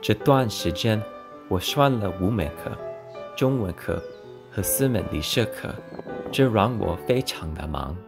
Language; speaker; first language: Chinese; non-native, learner; English